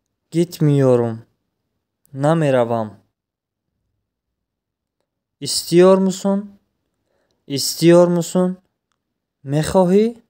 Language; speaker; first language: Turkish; non-native, fluent; Tajik